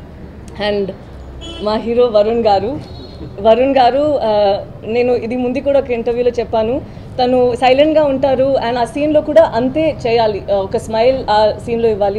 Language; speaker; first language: Telugu; non-native, learner; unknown